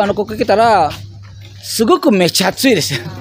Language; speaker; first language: Japanese; non-native, fluent; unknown